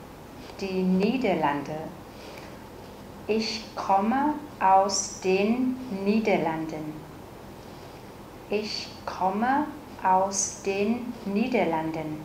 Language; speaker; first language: German; non-native, fluent; Vietnamese